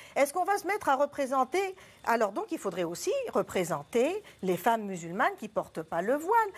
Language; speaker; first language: French; non-native, local second language; Arabic